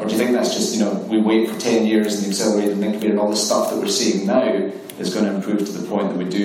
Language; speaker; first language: English; native; English